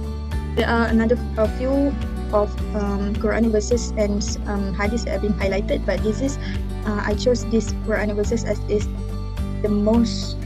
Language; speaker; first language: English; non-native, local second language; Malay